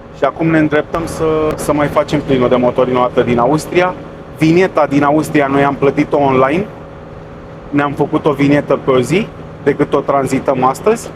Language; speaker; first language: Romanian; native; Romanian